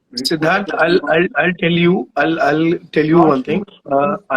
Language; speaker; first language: English; non-native, local second language; Hindi